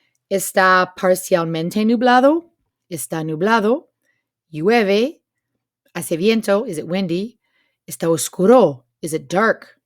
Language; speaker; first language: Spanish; non-native, fluent; English